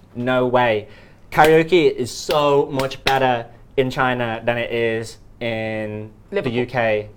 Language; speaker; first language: English; native; English